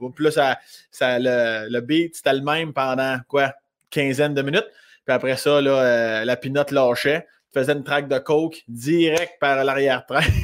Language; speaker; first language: French; native; French